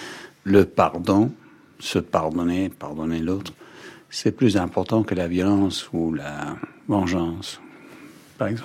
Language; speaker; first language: French; non-native, fluent; English